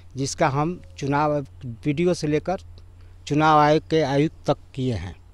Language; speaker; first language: Hindi; native; Hindi